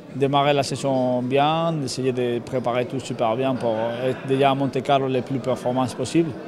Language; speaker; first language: French; non-native, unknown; Spanish